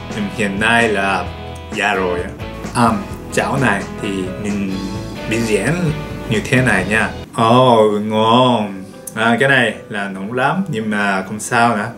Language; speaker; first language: Vietnamese; non-native, learner; Japanese